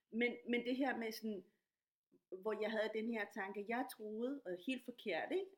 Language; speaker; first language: Danish; non-native, fluent; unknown